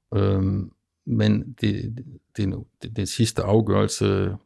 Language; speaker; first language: Danish; non-native, fluent; German